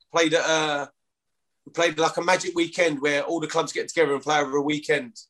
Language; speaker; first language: English; native; English